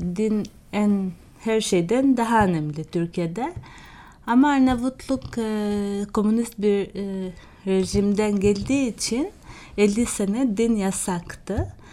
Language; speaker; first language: Turkish; non-native, fluent; Albanian